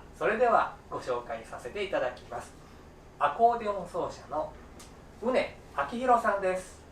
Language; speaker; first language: Japanese; native; Japanese